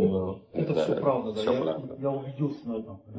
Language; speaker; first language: Russian; native; Russian